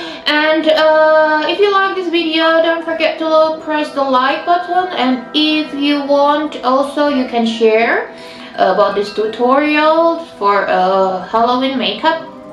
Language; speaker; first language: English; non-native, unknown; Indonesian